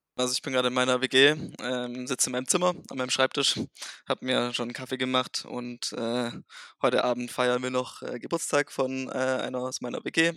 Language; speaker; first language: German; native; German